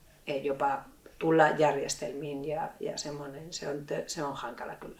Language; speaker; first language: Finnish; non-native, fluent; Spanish